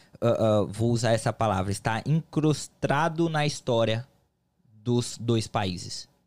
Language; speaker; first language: Portuguese; native; Portuguese